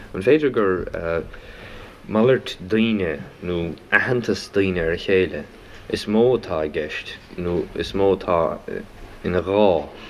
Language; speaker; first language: Irish; native; Irish